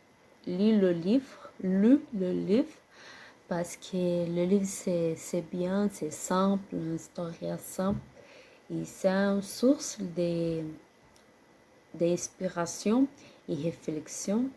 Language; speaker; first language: French; non-native, learner; Portuguese